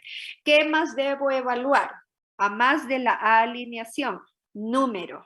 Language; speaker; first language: Spanish; native; Spanish